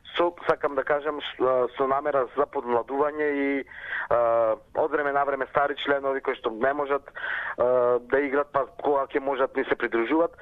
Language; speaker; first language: Macedonian; native; Macedonian